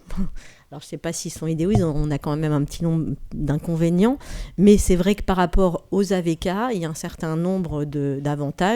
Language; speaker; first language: French; native; French